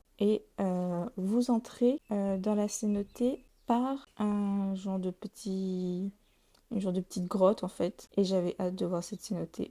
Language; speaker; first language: French; native; French